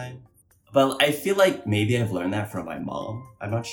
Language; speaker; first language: English; non-native, local second language; Cantonese